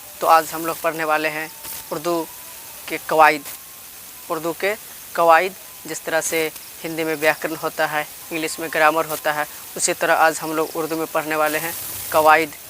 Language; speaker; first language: Hindi; native; Hindi